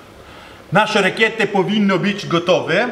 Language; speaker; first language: Polish; non-native, learner; Italian